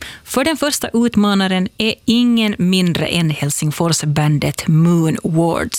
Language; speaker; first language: Swedish; native; Swedish